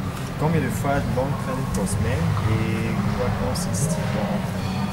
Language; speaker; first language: French; non-native, fluent; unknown